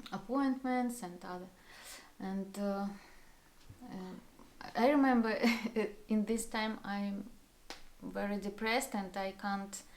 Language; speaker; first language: English; non-native, learner; Russian